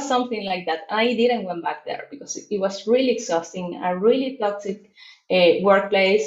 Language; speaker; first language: English; non-native, fluent; Spanish